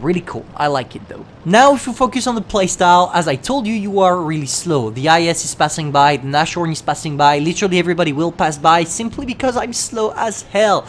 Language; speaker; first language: English; non-native, fluent; French